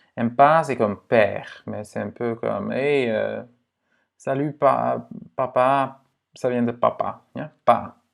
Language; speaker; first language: French; non-native, fluent; Dutch